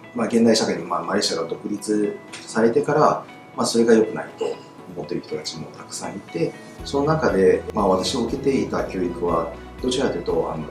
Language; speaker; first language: Japanese; non-native, fluent; Chinese